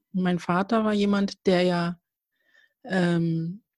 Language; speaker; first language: German; early bilingual, other home language; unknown